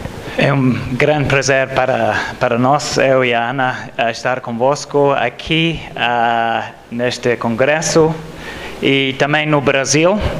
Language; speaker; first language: Portuguese; non-native, fluent; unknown